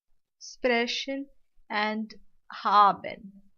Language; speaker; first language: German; non-native, learner; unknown